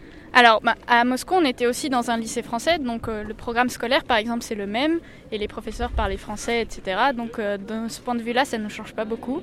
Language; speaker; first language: French; early bilingual, heritage; French